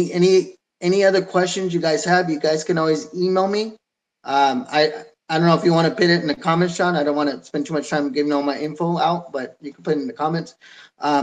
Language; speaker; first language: English; native; English